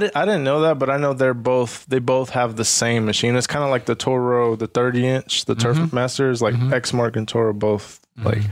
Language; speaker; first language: English; early bilingual, other home language; Spanish